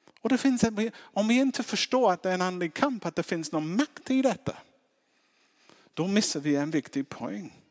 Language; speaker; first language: Swedish; non-native, fluent; English